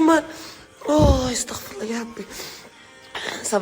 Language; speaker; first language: French; native; French